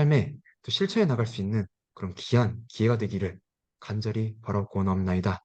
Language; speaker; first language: Korean; native; Korean